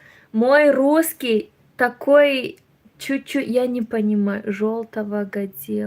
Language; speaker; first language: Russian; non-native, learner; Romanian